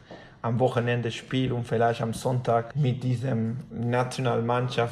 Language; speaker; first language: German; non-native, fluent; Spanish